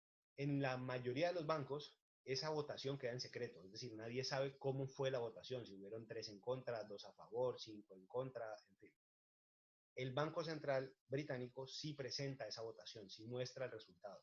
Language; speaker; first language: Spanish; native; Spanish